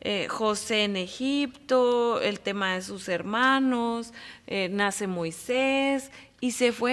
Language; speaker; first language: Spanish; native; Spanish